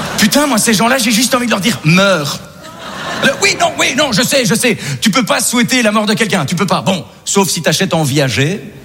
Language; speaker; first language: French; native; French